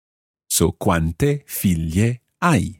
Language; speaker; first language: Italian; non-native, fluent; English